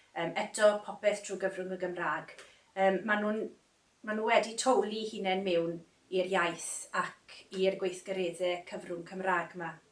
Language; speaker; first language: Welsh; native; Welsh